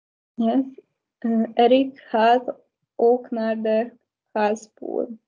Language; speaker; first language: Dutch; non-native, learner; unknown